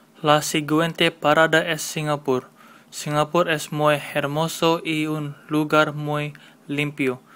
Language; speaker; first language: Spanish; non-native, learner; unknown